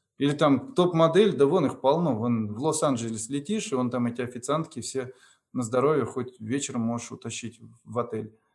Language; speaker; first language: Russian; native; Russian